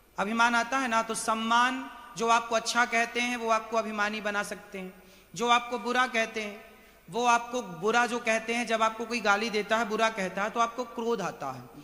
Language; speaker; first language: Hindi; native; Hindi